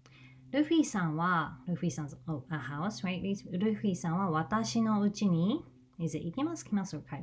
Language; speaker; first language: Japanese; non-native, fluent; English